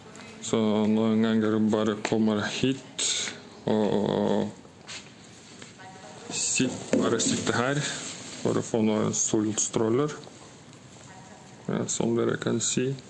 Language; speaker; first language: Norwegian; non-native, learner; Russian